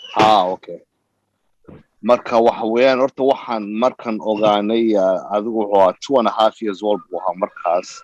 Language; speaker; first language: Somali; early bilingual, heritage; Somali